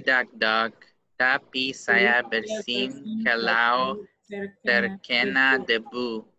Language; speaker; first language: Indonesian; non-native, learner; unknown